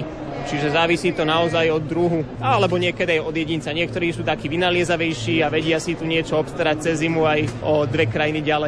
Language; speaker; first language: Slovak; native; Slovak